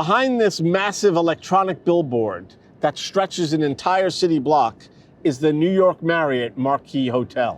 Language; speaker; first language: English; native; English